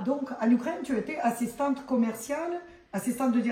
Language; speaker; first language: French; non-native, learner; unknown